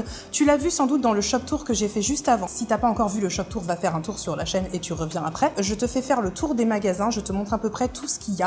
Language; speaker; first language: French; native; French